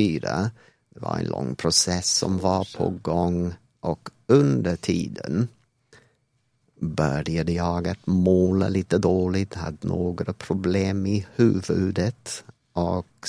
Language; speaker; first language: Swedish; non-native, fluent; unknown